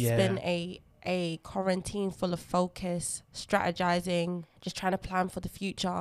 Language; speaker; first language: English; non-native, local second language; Lingala